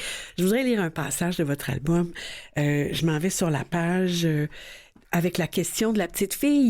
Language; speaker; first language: French; native; French